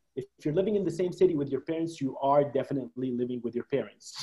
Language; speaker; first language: English; non-native, fluent; Arabic